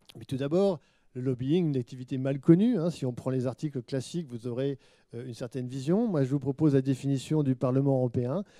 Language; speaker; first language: French; native; French